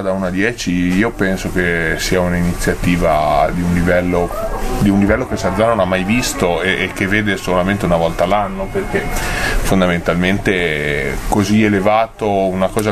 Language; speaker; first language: Italian; native; Italian